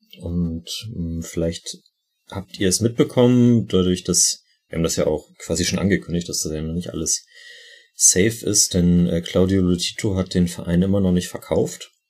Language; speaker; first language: German; native; German